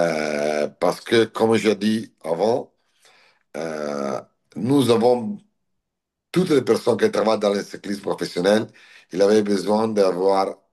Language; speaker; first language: French; non-native, learner; Italian